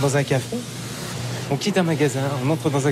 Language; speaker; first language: French; native; French